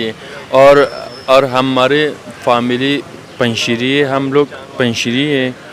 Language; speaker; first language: Hindi; non-native, learner; Persian